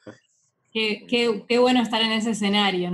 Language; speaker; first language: Spanish; native; Spanish